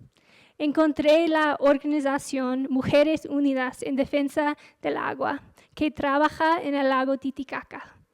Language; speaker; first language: Spanish; non-native, fluent; English